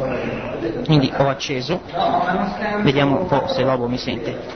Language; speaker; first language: Italian; native; Italian